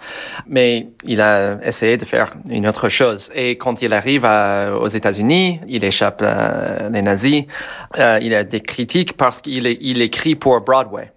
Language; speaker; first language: French; non-native, fluent; English